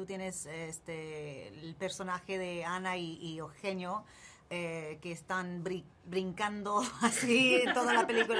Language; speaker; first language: Spanish; non-native, fluent; English